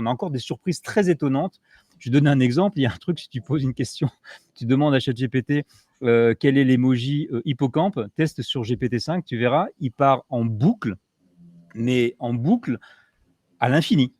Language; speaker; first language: French; native; French